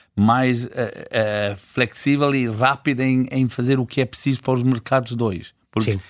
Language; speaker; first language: Portuguese; early bilingual, heritage; Portuguese